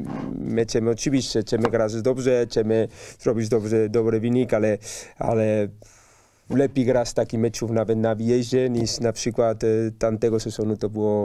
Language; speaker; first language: Polish; non-native, learner; Spanish